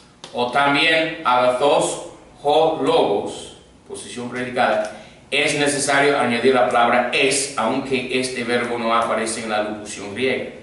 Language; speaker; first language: Spanish; non-native, fluent; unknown